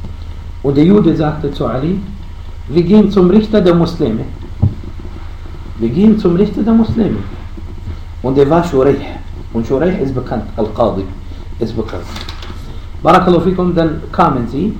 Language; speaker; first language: German; non-native, fluent; Arabic